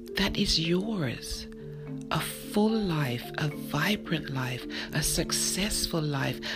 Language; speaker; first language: English; native; English